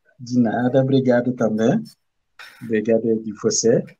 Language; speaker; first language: Portuguese; non-native, learner; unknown